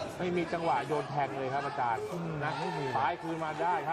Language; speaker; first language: Thai; native; Thai